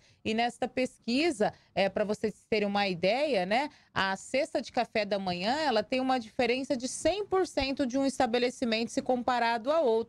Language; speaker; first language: Portuguese; native; Portuguese